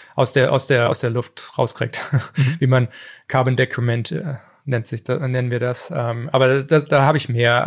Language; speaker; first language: German; native; German